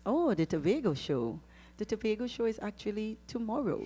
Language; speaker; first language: English; native; English